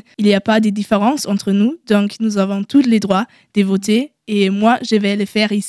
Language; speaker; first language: French; non-native, learner; German